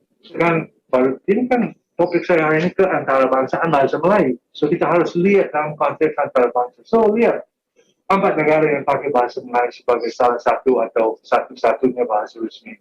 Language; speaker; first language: Indonesian; non-native, fluent; English